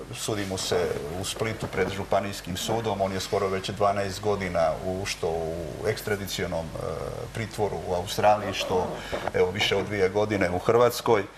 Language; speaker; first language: Croatian; native; Croatian